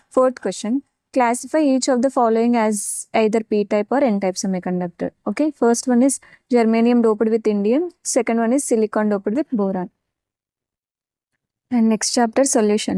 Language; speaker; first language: English; non-native, local second language; Telugu